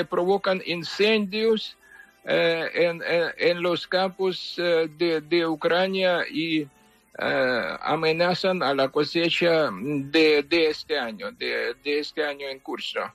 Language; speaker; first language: Spanish; non-native, fluent; Ukrainian